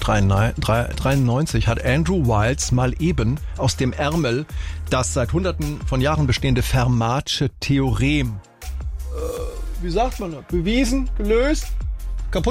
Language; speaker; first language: German; native; German